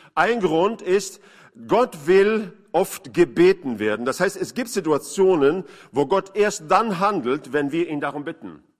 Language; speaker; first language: German; non-native, fluent; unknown